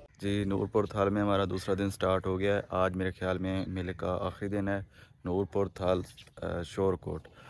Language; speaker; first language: Urdu; non-native, local second language; Punjabi